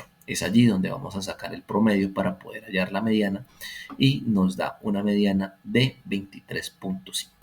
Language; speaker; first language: Spanish; native; Spanish